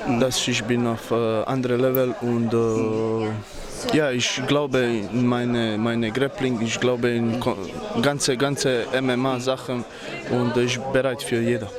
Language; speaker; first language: German; non-native, learner; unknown